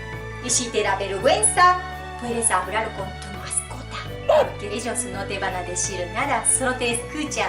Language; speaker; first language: Spanish; non-native, fluent; Japanese